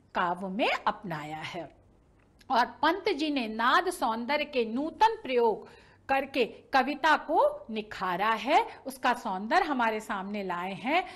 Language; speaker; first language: Hindi; native; Hindi